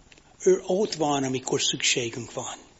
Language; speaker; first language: Hungarian; non-native, fluent; English